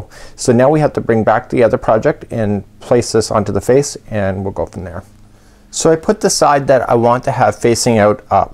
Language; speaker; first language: English; native; English